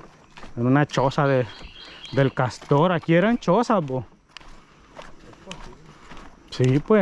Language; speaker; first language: Spanish; native; Spanish